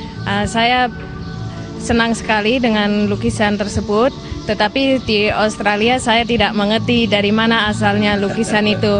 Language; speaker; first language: Indonesian; non-native, fluent; English